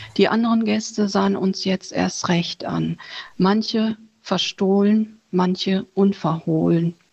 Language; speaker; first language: German; early bilingual, other home language; Chinese